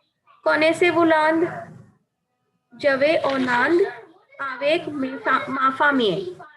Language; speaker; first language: French; non-native, learner; Hindi